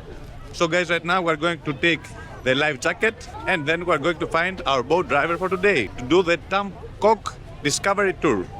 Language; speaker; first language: English; non-native, fluent; Greek